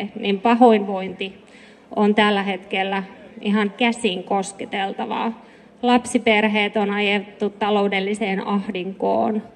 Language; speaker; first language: Finnish; native; Finnish